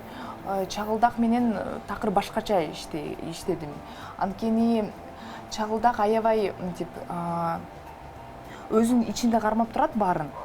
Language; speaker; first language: Kyrgyz; non-native, local second language; Russian